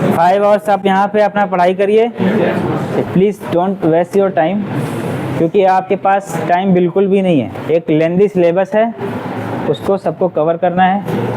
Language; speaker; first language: Hindi; native; Hindi